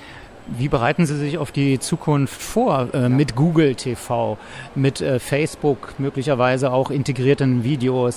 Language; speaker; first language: German; native; German